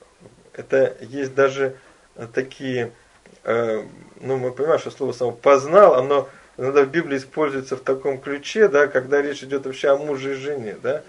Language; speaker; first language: Russian; native; Russian